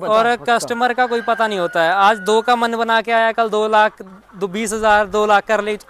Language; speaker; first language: Hindi; native; Hindi